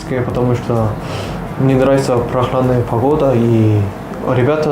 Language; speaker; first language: Russian; non-native, learner; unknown